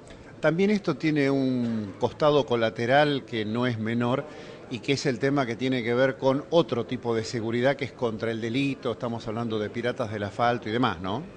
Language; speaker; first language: Spanish; native; Spanish